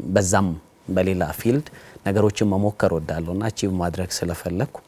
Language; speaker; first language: Amharic; native; Amharic